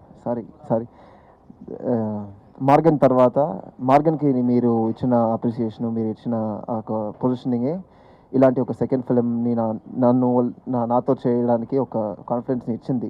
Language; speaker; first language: Telugu; non-native, learner; Tamil